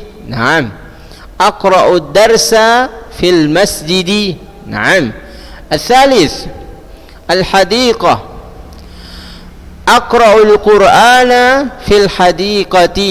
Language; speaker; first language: Arabic; non-native, fluent; Indonesian